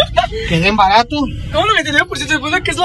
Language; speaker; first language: Spanish; native; Spanish